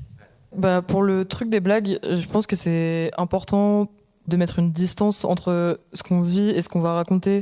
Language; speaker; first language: French; native; French